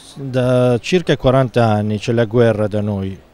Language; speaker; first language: Italian; non-native, fluent; Arabic